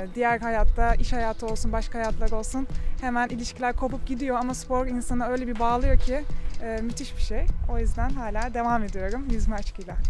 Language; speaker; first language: Turkish; early bilingual, heritage; Turkish